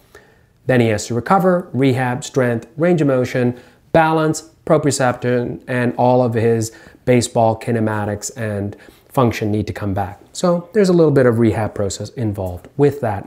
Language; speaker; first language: English; native; English